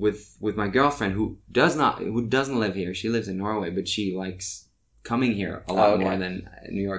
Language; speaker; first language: English; non-native, fluent; Norwegian